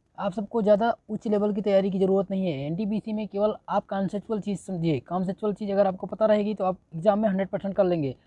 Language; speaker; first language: Hindi; native; Hindi